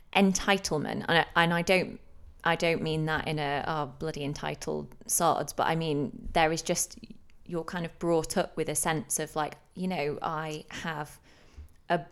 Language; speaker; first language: English; native; English